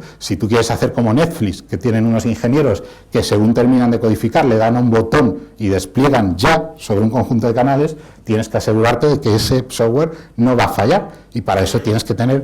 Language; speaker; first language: Spanish; native; Spanish